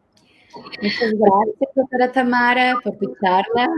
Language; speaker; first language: Spanish; non-native, learner; Portuguese